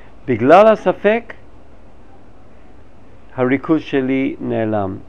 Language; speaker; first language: Hebrew; non-native, fluent; English